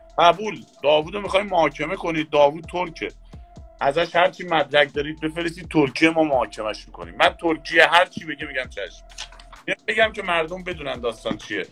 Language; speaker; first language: Persian; native; Persian